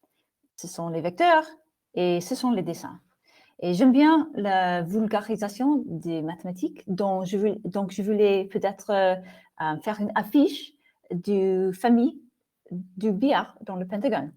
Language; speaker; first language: French; non-native, fluent; English